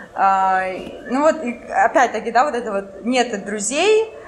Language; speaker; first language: Russian; non-native, local second language; French